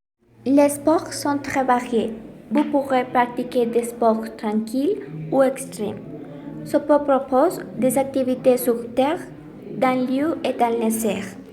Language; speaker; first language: French; non-native, learner; Spanish